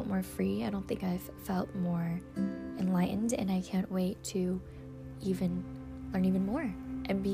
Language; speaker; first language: English; native; English